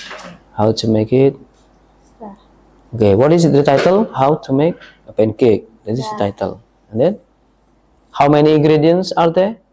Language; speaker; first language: English; non-native, learner; Indonesian